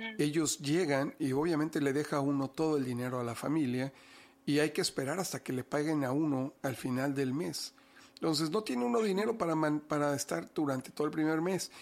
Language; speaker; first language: Spanish; native; Spanish